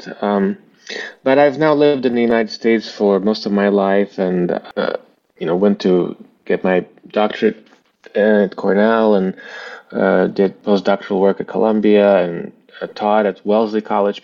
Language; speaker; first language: English; non-native, fluent; Russian